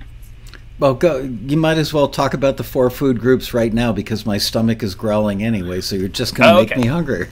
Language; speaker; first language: English; native; English